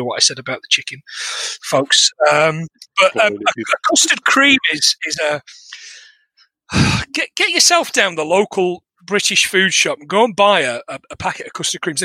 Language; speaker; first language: English; native; English